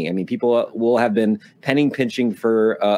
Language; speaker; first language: English; non-native, local second language; Filipino